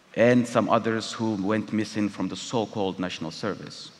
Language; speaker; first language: English; non-native, fluent; Tigrinya